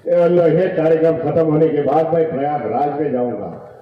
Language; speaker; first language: Hindi; non-native, local second language; Marathi